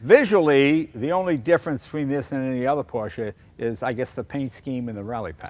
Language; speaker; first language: English; native; English